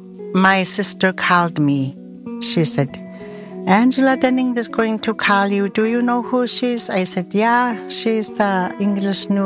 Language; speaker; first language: English; non-native, local second language; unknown